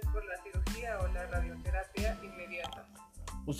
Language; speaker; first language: Spanish; native; Spanish